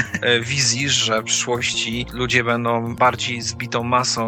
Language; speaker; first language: Polish; native; Polish